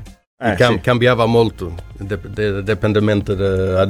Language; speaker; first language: Italian; non-native, learner; Swedish